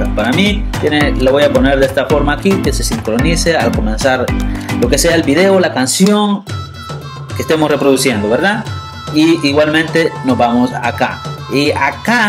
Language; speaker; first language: Spanish; native; Spanish